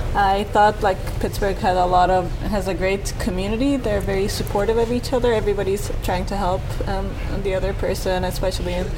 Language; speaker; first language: English; non-native, fluent; Turkish